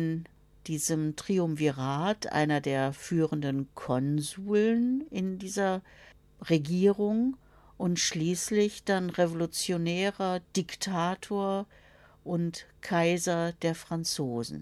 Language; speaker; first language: German; native; German